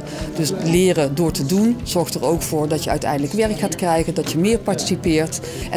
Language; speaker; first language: Dutch; native; Dutch